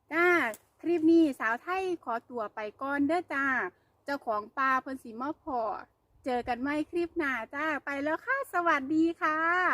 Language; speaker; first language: Thai; native; Thai